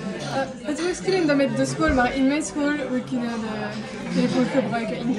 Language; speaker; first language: Dutch; non-native, learner; French